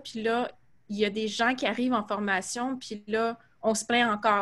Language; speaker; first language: French; native; French